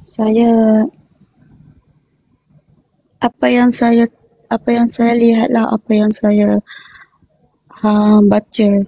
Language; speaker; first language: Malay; non-native, local second language; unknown